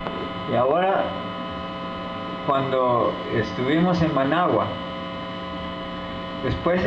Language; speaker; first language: Spanish; non-native, fluent; English